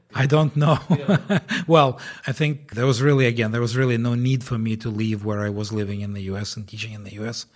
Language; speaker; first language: English; non-native, fluent; Ukrainian